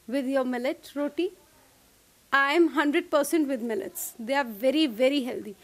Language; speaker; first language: English; non-native, local second language; Punjabi